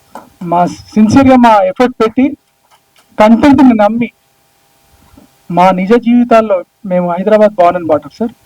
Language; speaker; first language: Telugu; native; Telugu